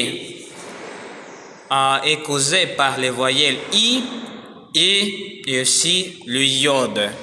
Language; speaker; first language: French; non-native, learner; Spanish